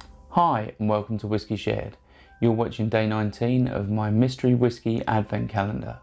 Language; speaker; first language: English; native; English